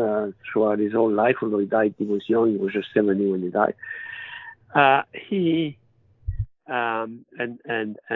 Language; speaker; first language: English; non-native, fluent; French